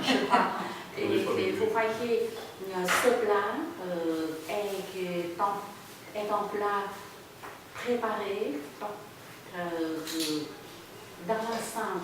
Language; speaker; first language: French; non-native, fluent; Vietnamese